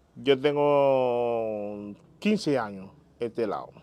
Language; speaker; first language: Spanish; non-native, fluent; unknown